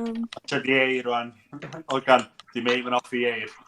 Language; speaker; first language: Welsh; native; Welsh